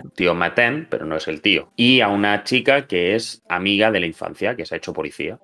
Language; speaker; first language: Spanish; native; Spanish